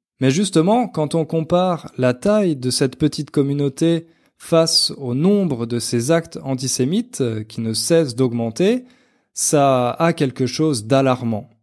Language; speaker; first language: French; native; French